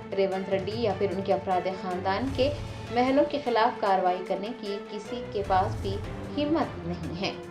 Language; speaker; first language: Urdu; native; Urdu